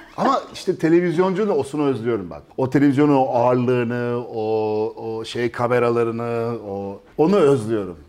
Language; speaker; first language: Turkish; early bilingual, heritage; Turkish